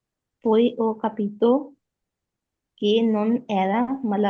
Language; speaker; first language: Italian; non-native, learner; Urdu